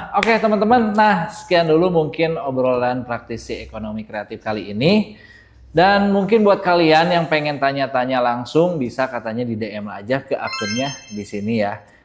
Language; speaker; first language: Indonesian; native; Indonesian